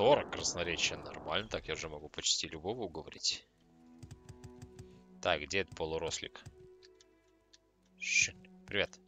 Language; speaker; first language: Russian; native; Russian